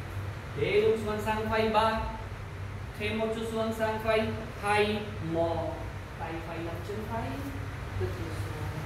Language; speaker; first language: Vietnamese; non-native, learner; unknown